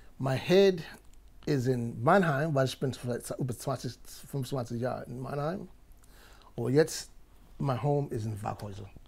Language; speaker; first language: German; non-native, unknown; English